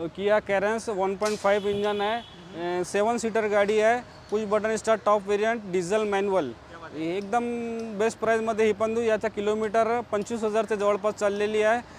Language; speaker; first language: Marathi; non-native, local second language; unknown